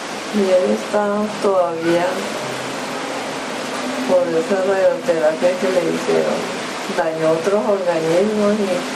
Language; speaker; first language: Spanish; early bilingual, other home language; Japanese